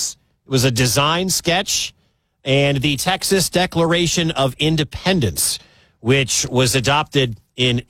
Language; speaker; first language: English; native; English